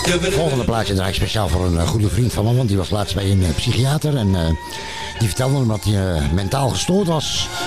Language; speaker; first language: Dutch; native; Dutch